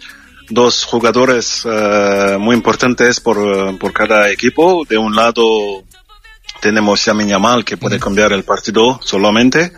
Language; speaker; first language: Spanish; non-native, fluent; French